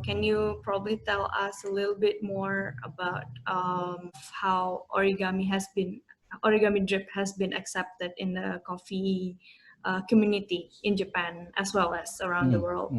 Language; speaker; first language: English; non-native, fluent; Indonesian